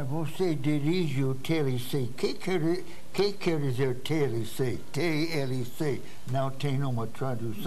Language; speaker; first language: Portuguese; non-native, fluent; English